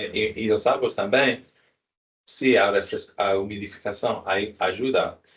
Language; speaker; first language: Portuguese; non-native, learner; Spanish